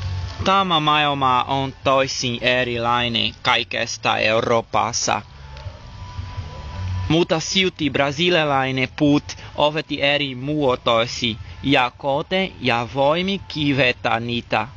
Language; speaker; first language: Finnish; non-native, learner; Portuguese